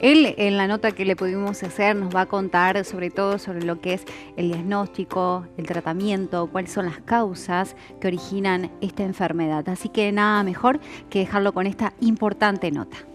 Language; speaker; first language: Spanish; native; Spanish